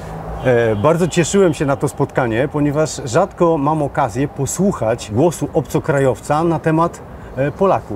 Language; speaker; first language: Polish; native; Polish